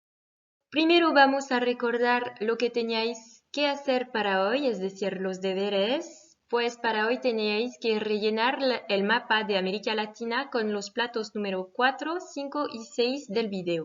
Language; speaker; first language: Spanish; non-native, fluent; French